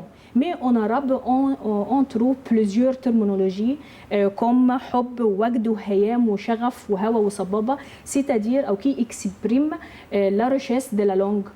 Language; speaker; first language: French; non-native, learner; Arabic